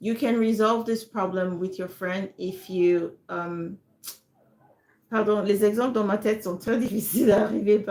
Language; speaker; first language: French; non-native, fluent; English